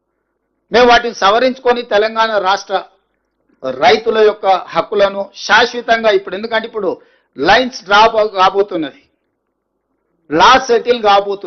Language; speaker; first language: Telugu; native; Telugu